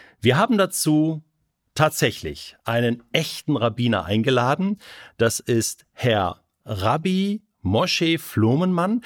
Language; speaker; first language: German; native; German